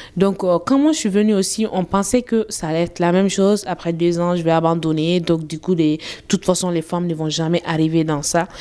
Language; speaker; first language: French; non-native, local second language; Bambara